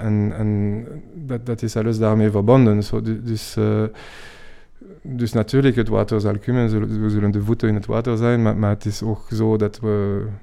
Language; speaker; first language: Dutch; non-native, fluent; French